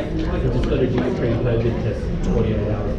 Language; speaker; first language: English; native; English